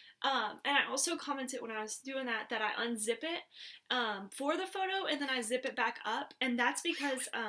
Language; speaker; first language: English; native; English